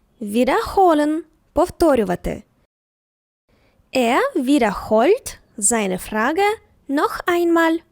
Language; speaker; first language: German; non-native, fluent; Ukrainian